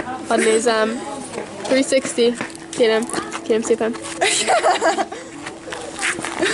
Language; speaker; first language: Hungarian; early bilingual, heritage; Hungarian